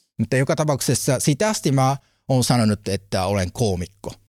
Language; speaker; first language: Finnish; non-native, learner; Japanese